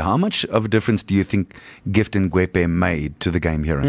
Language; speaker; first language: English; non-native, local second language; Afrikaans